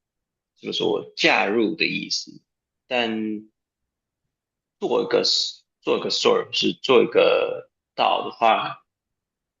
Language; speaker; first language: Chinese; non-native, fluent; English